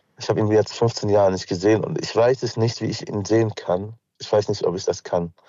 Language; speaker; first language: German; non-native, fluent; Arabic